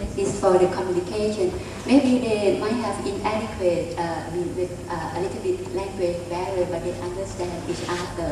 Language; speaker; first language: English; non-native, fluent; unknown